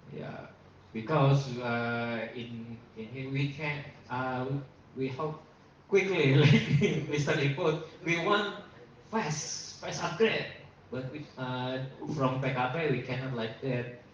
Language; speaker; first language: English; non-native, learner; Indonesian